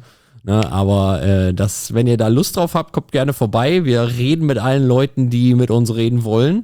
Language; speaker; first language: German; native; German